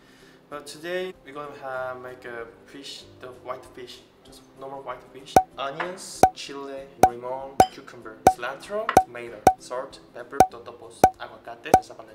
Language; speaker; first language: English; non-native, learner; Korean